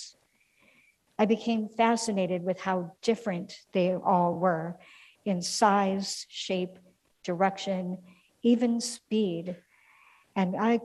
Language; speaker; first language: English; native; English